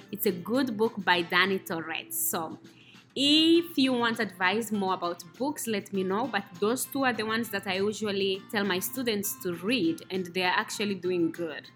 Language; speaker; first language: English; non-native, fluent; Spanish